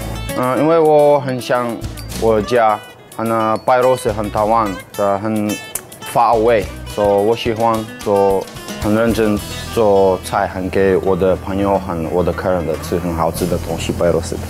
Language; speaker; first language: Chinese; non-native, learner; Russian